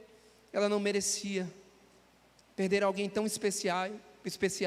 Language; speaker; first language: Portuguese; native; Portuguese